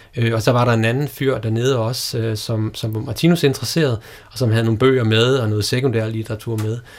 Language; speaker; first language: Danish; native; Danish